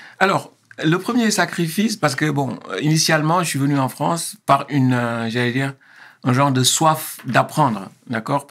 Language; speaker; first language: French; non-native, local second language; Wolof